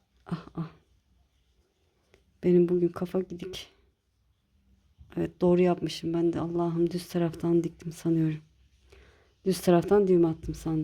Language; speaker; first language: Turkish; native; Turkish